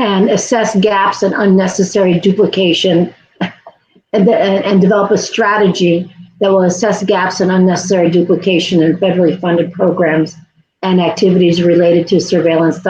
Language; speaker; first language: English; native; English